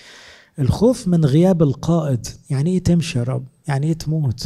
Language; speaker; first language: Arabic; native; Arabic